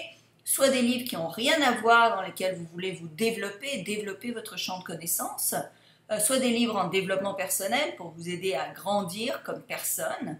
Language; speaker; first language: French; native; French